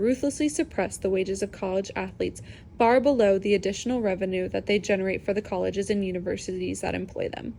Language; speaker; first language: English; native; English